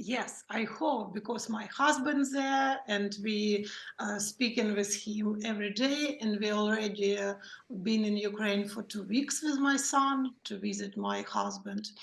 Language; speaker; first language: English; non-native, learner; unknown